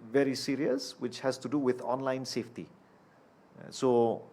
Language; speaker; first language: English; non-native, local second language; Malay